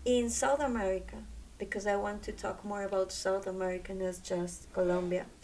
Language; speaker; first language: English; non-native, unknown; Spanish